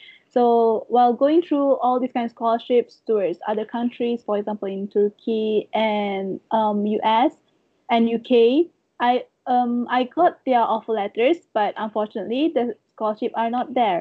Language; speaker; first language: English; non-native, local second language; Malay